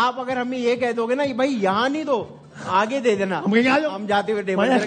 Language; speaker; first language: Urdu; native; Urdu